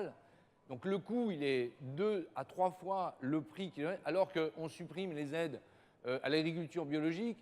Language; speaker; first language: French; native; French